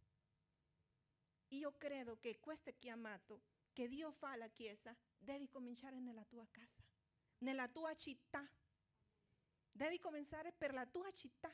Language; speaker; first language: Italian; non-native, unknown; Portuguese